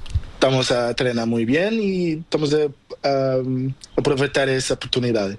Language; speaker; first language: Spanish; non-native, learner; Portuguese